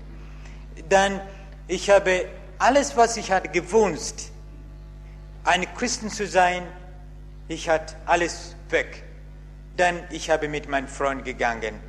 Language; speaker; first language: German; non-native, learner; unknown